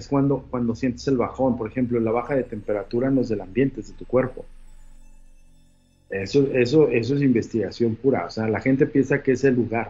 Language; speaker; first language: Spanish; native; Spanish